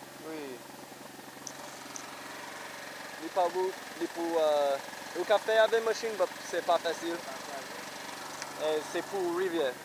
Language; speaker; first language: French; non-native, learner; English